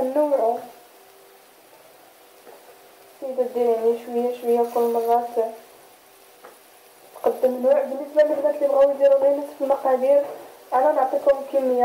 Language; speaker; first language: Arabic; native; Arabic